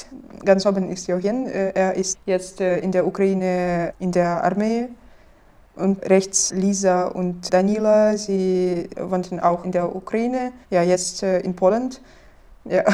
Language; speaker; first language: German; non-native, learner; Belarusian